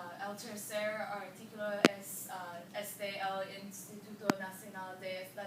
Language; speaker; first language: Spanish; non-native, learner; English